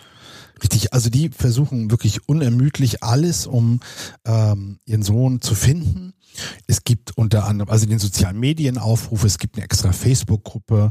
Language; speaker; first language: German; native; German